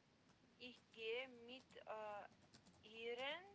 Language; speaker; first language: German; non-native, learner; Macedonian